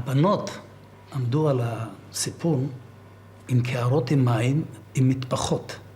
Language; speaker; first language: Hebrew; non-native, fluent; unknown